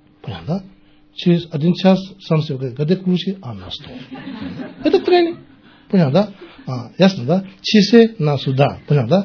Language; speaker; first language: Russian; non-native, learner; Tibetan